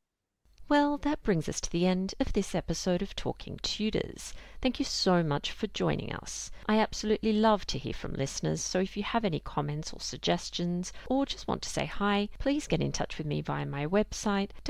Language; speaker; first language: English; native; English